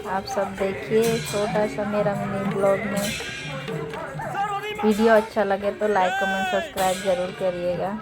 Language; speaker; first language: Hindi; non-native, local second language; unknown